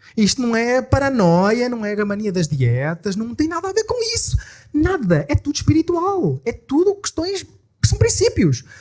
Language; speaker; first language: Portuguese; native; Portuguese